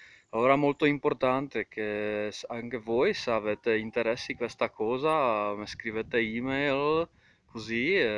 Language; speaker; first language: Italian; non-native, fluent; Czech